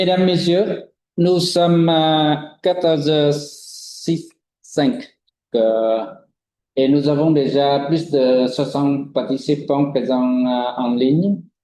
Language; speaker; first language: French; non-native, fluent; Vietnamese